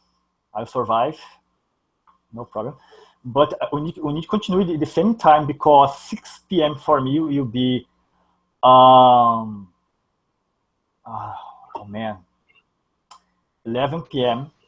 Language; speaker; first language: English; non-native, learner; Portuguese